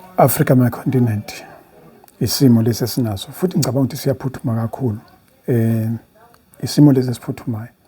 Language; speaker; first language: Zulu; native; Zulu